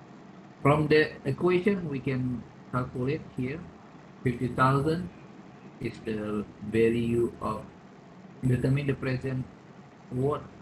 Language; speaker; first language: English; non-native, fluent; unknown